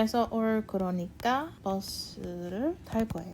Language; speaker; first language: Korean; non-native, fluent; English